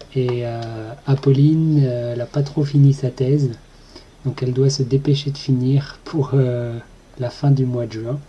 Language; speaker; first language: French; native; French